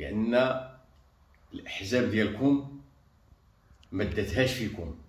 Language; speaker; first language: Arabic; native; Arabic